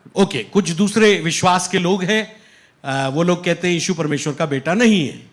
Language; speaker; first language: Hindi; native; Hindi